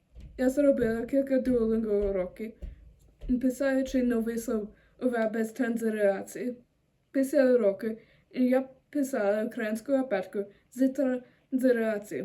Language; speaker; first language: Ukrainian; non-native, learner; German